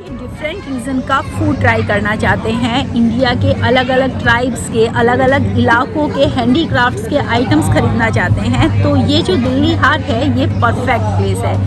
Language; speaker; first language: Hindi; native; Hindi